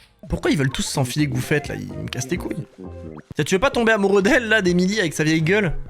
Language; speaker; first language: French; native; French